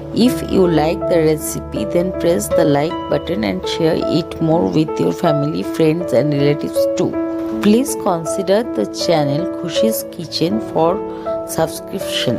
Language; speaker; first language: English; non-native, local second language; Bangla